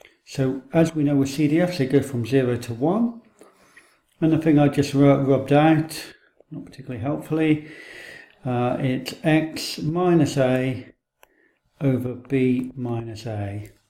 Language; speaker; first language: English; native; English